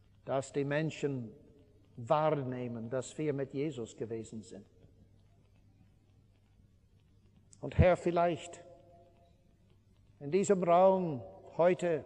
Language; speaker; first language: German; non-native, fluent; English